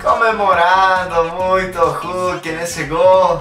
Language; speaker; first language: Portuguese; non-native, learner; Spanish